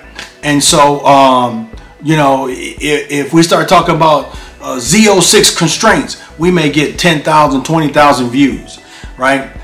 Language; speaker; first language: English; native; English